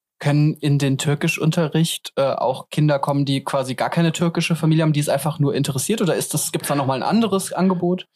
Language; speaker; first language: German; native; German